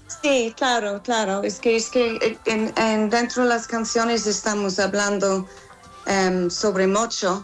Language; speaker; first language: Spanish; non-native, fluent; English